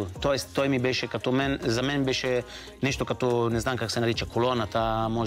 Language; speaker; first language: Bulgarian; non-native, fluent; Italian